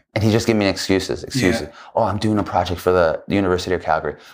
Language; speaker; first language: English; native; English